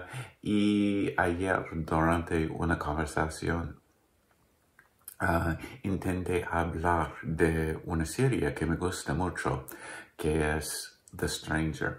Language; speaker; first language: Spanish; non-native, learner; English